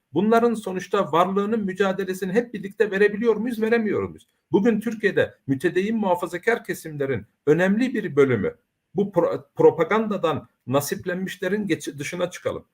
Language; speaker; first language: Turkish; early bilingual, heritage; Turkish